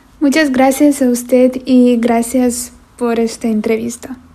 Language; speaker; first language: Spanish; non-native, fluent; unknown